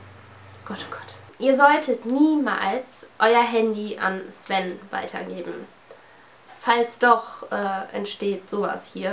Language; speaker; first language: German; native; German